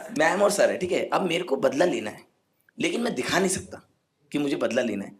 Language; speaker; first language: Hindi; native; Hindi